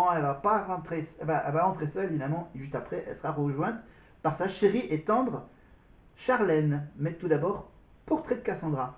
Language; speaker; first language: French; native; French